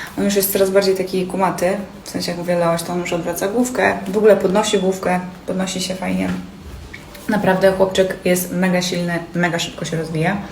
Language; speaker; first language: Polish; native; Polish